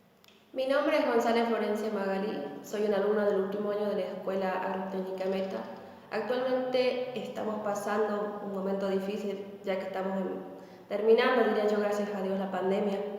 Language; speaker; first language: Spanish; native; Spanish